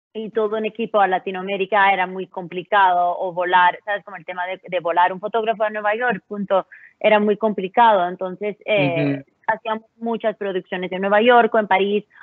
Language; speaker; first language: Spanish; early bilingual, heritage; Spanish